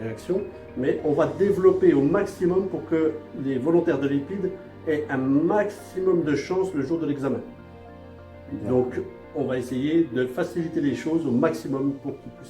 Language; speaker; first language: French; native; French